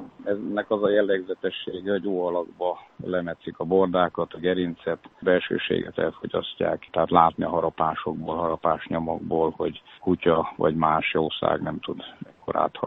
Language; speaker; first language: Hungarian; native; Hungarian